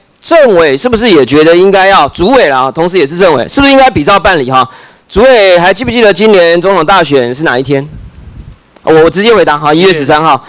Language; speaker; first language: Chinese; native; Chinese